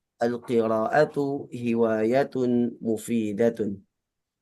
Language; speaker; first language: Arabic; non-native, fluent; Indonesian